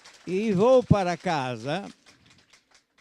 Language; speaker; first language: Portuguese; non-native, fluent; Italian